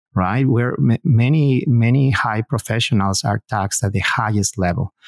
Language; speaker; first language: English; non-native, fluent; Spanish